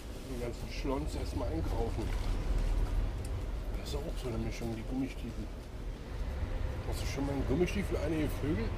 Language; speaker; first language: German; native; German